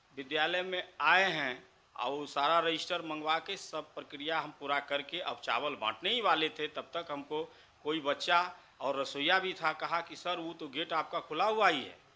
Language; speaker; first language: Hindi; native; Hindi